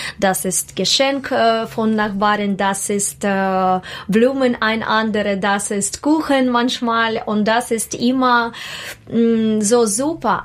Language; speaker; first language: German; non-native, learner; Russian